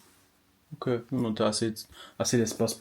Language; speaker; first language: French; non-native, fluent; English